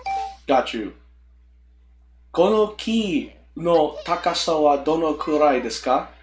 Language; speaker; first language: Japanese; non-native, learner; English